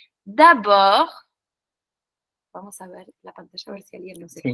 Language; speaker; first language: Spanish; native; Spanish